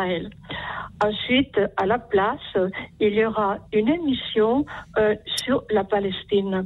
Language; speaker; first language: French; non-native, fluent; Spanish